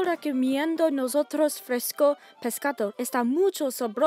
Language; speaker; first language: Spanish; non-native, learner; English